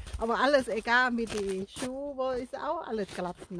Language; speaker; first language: German; non-native, learner; Thai